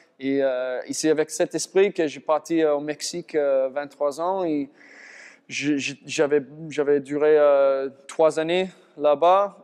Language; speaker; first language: French; non-native, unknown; English